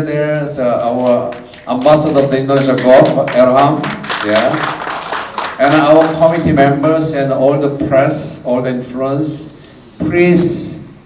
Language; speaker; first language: English; non-native, fluent; Korean